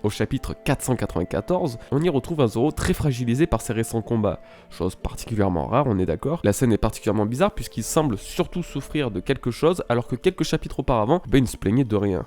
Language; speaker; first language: French; native; French